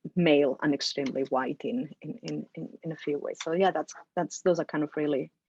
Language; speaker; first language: English; non-native, fluent; Catalan